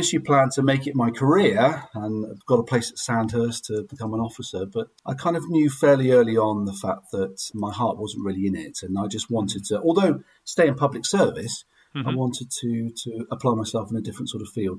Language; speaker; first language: English; native; English